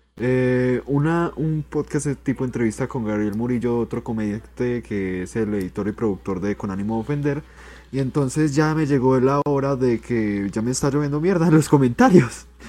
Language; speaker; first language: Spanish; native; Spanish